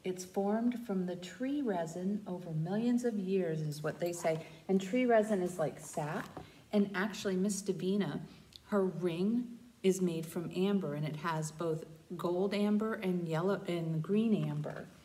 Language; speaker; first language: English; native; English